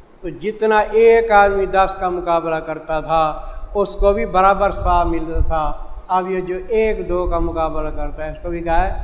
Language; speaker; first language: Urdu; non-native, local second language; Saraiki